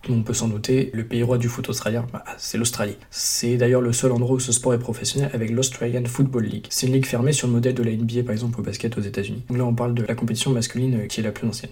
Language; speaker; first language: French; native; French